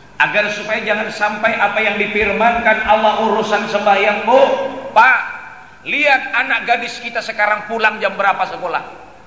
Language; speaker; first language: Indonesian; non-native, local second language; Banjar